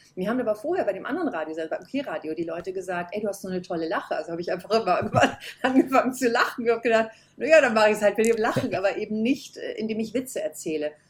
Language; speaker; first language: German; native; German